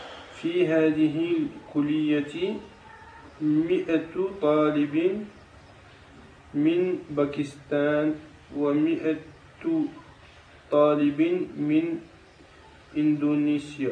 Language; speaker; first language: Arabic; non-native, learner; French